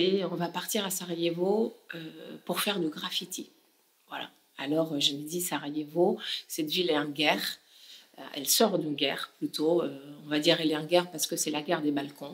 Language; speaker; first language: French; non-native, fluent; Spanish